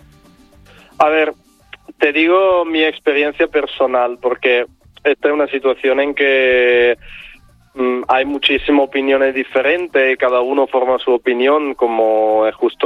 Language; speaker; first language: Spanish; non-native, fluent; Italian